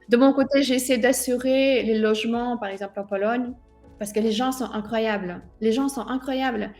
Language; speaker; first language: French; non-native, fluent; Russian